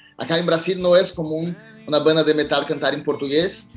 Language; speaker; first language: Spanish; non-native, learner; Portuguese